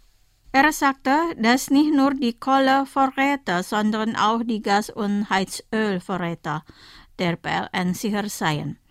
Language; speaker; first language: German; non-native, fluent; Indonesian